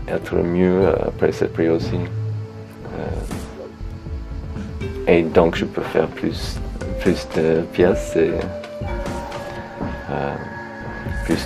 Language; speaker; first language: French; non-native, fluent; English